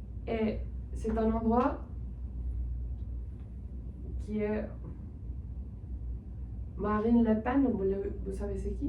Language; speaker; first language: French; non-native, fluent; Spanish